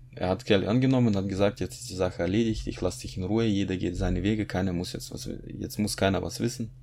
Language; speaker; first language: German; non-native, fluent; Russian